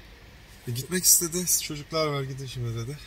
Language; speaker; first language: Turkish; native; Turkish